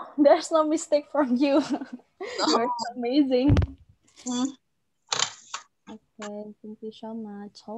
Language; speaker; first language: English; non-native, fluent; Indonesian